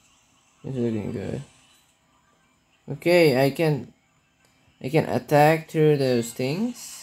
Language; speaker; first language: English; non-native, learner; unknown